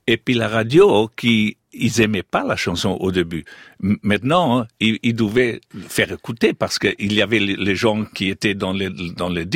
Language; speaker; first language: French; non-native, fluent; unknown